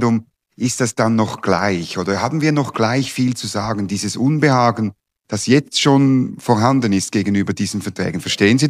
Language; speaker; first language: German; native; German